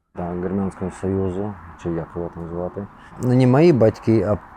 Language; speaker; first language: Ukrainian; non-native, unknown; Latvian